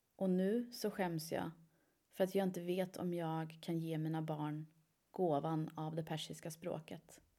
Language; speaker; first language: Swedish; early bilingual, other home language; Persian